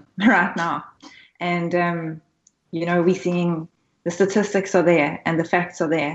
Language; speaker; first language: English; native; English